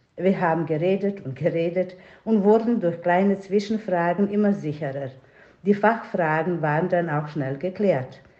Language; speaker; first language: German; non-native, fluent; Serbian